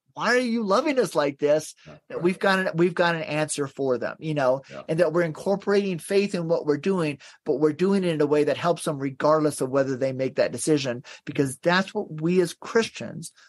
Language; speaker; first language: English; native; English